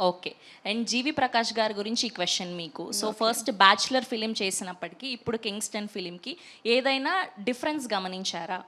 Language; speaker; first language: Telugu; native; Telugu